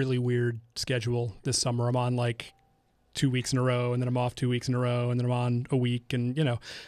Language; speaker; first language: English; native; English